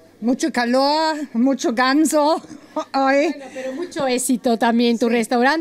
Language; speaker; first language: Spanish; non-native, learner; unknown